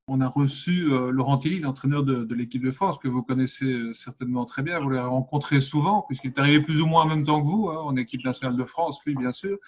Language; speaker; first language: French; native; French